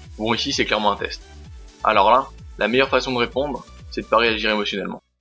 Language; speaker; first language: French; native; French